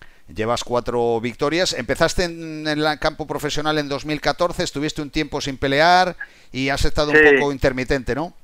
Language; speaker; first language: Spanish; native; Spanish